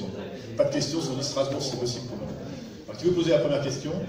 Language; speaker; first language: French; native; French